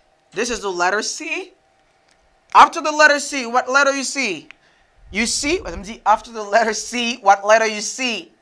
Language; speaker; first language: English; non-native, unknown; Haitian Creole